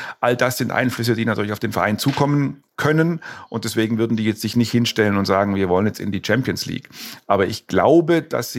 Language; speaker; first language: German; native; German